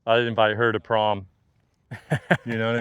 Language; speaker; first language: English; native; English